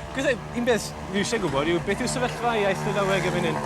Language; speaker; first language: Welsh; native; Welsh